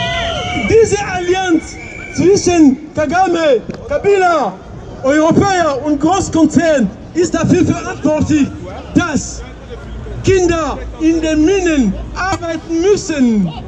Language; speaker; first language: German; non-native, fluent; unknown